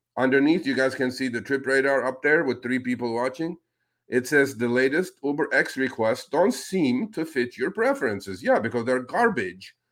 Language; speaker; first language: English; non-native, fluent; Spanish